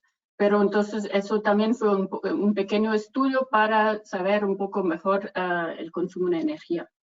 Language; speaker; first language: Spanish; non-native, fluent; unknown